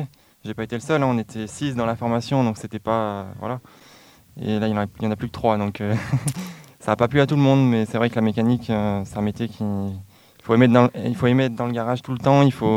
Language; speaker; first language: French; native; French